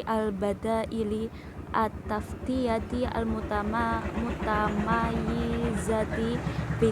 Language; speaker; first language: Arabic; non-native, learner; Indonesian